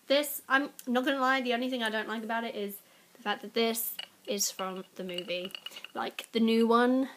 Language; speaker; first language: English; native; English